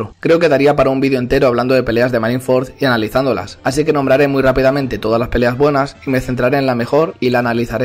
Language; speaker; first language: Spanish; native; Spanish